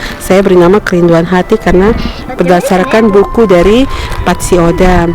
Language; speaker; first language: Indonesian; native; Indonesian